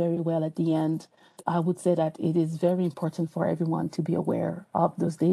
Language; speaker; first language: English; non-native, fluent; French